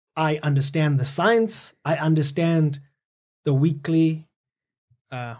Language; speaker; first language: English; native; English